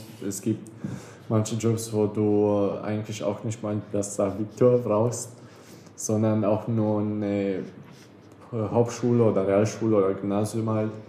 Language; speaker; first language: German; non-native, local second language; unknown